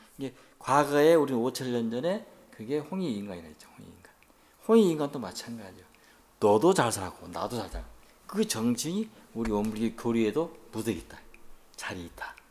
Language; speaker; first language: Korean; native; Korean